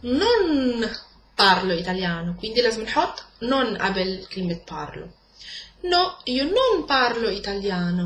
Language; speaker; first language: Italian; non-native, fluent; Arabic